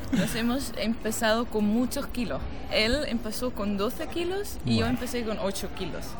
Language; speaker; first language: Spanish; non-native, fluent; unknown